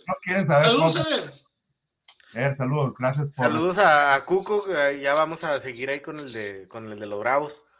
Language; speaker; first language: Spanish; native; Spanish